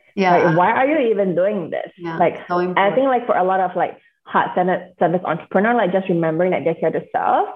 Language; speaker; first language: English; native; English